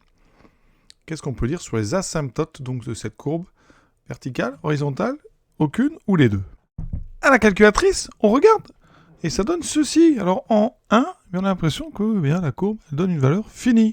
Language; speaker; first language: French; native; French